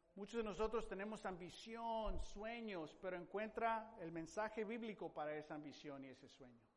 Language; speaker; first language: Spanish; non-native, fluent; English